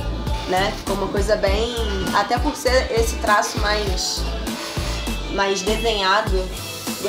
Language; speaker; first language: Portuguese; native; Portuguese